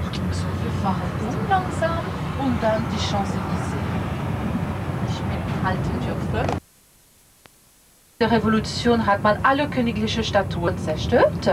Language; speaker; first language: German; non-native, fluent; French